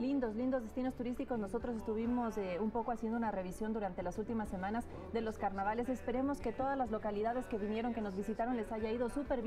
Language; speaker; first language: Spanish; native; Spanish